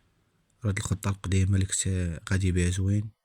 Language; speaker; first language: Arabic; native; Arabic